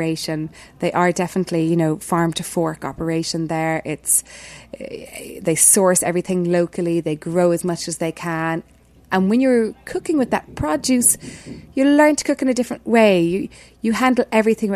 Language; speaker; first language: English; native; English